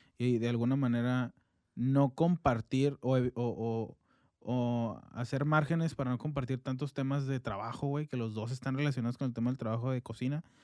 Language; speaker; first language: Spanish; native; Spanish